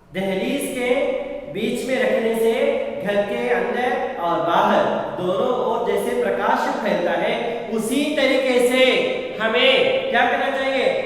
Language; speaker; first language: Hindi; non-native, local second language; Kannada